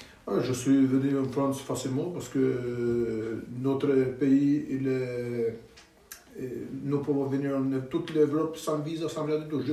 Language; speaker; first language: French; non-native, learner; Albanian